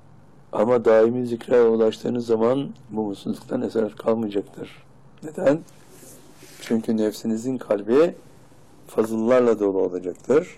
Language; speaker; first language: Turkish; native; Turkish